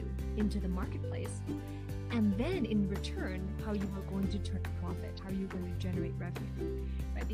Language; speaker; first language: English; non-native, local second language; Cantonese